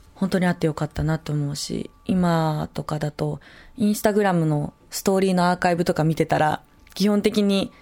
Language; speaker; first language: Japanese; native; Japanese